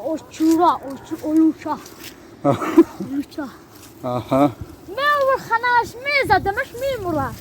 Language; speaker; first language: Persian; non-native, local second language; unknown